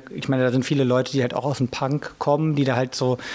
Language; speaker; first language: German; native; German